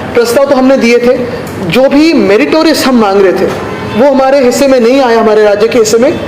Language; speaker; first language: Hindi; non-native, local second language; Marathi